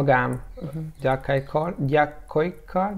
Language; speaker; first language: Hungarian; non-native, learner; Italian